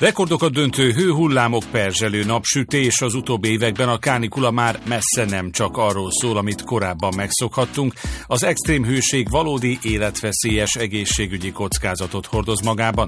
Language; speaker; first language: Hungarian; native; Hungarian